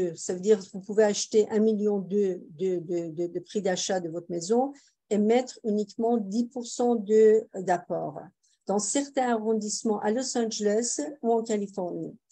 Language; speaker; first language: French; non-native, fluent; Persian